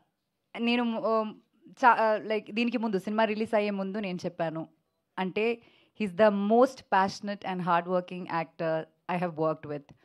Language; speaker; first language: Telugu; non-native, fluent; Malayalam